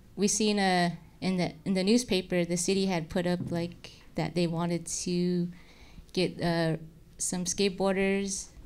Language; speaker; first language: English; native; English